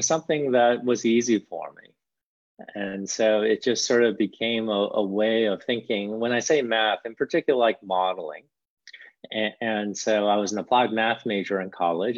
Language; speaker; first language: English; early bilingual, other home language; Korean